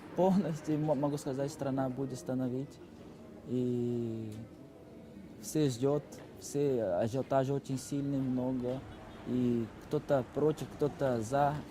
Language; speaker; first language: Russian; non-native, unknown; Portuguese